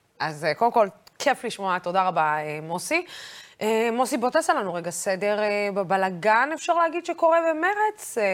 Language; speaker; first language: Hebrew; non-native, local second language; Arabic